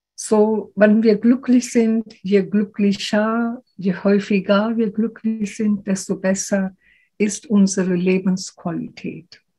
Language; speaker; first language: German; non-native, fluent; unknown